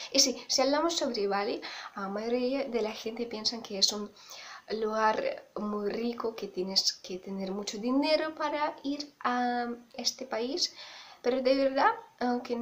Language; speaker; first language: Spanish; non-native, fluent; Russian